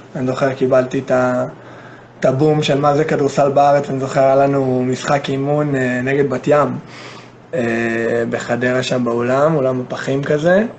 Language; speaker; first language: Hebrew; non-native, fluent; English